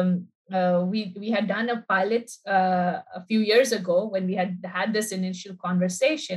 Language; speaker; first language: English; non-native, local second language; Urdu